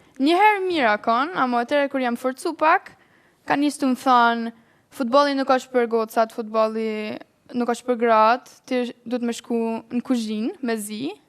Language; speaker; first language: Albanian; early bilingual, heritage; Albanian